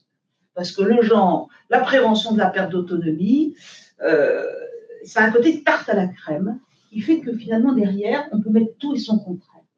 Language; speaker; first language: French; native; French